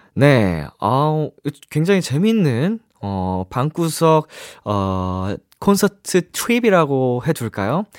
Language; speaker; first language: Korean; native; Korean